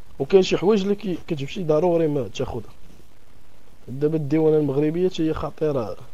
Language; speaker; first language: Arabic; native; Arabic